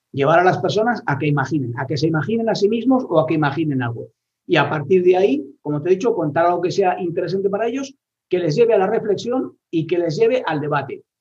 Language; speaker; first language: Spanish; native; Spanish